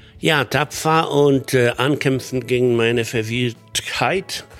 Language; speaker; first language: German; non-native, fluent; Polish